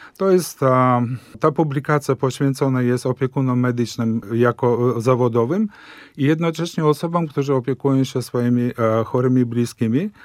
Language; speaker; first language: Polish; early bilingual, heritage; Polish